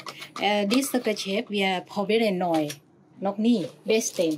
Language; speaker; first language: German; non-native, learner; Thai